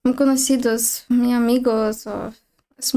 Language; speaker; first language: Spanish; non-native, learner; Ukrainian